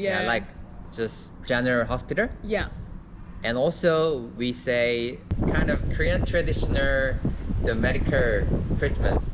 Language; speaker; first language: English; non-native, learner; Korean